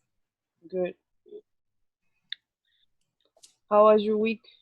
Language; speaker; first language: English; non-native, fluent; Spanish